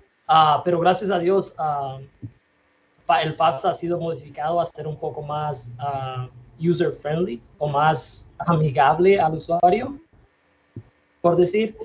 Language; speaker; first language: Spanish; early bilingual, other home language; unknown